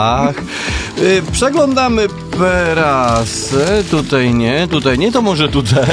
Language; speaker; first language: Polish; native; Polish